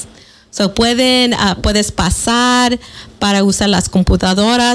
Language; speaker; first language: Spanish; non-native, fluent; English